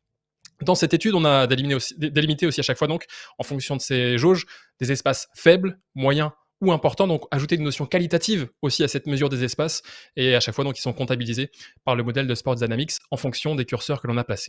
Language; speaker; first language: French; native; French